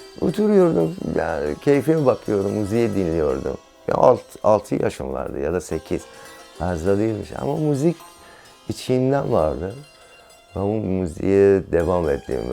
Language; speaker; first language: Turkish; non-native, learner; Persian